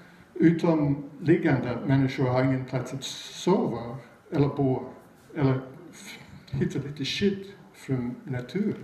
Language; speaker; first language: Swedish; non-native, fluent; English